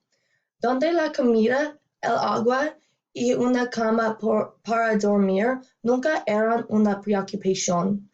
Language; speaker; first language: Spanish; non-native, learner; English